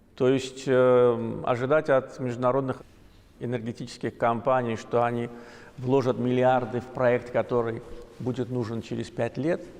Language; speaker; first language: Russian; non-native, local second language; Azerbaijani